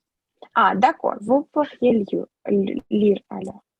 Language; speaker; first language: French; non-native, fluent; Russian